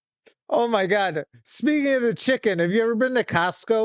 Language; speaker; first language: English; native; English